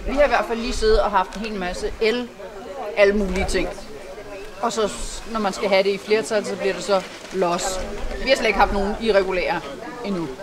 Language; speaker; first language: Danish; native; Danish